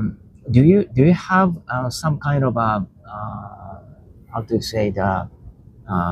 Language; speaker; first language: English; non-native, learner; Japanese